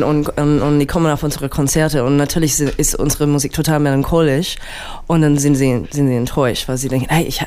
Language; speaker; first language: German; non-native, learner; English